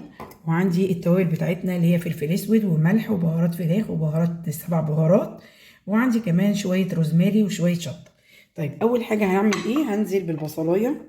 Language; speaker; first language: Arabic; native; Arabic